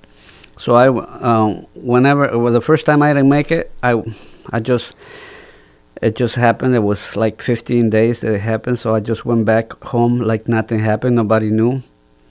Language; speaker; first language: English; non-native, fluent; Spanish